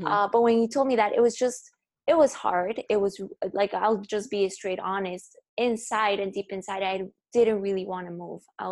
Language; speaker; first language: English; non-native, fluent; Spanish